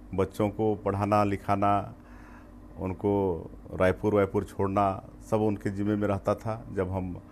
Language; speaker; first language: Hindi; native; Hindi